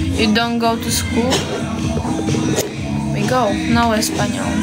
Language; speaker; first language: English; non-native, learner; Slovak